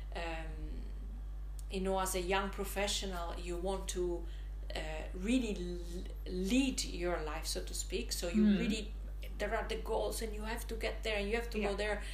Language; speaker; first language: English; non-native, fluent; Italian